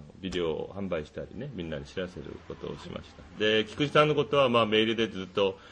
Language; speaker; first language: Japanese; non-native, fluent; Korean